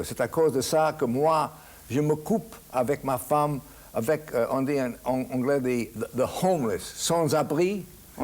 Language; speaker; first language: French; non-native, fluent; English